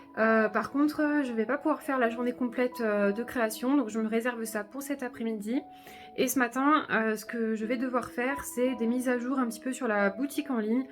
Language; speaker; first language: French; native; French